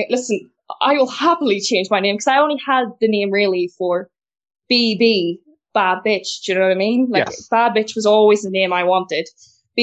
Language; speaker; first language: English; native; English